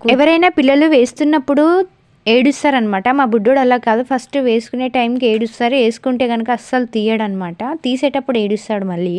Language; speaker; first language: Telugu; non-native, local second language; Lambadi